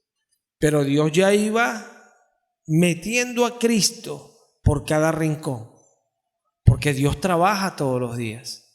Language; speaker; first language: Spanish; native; Spanish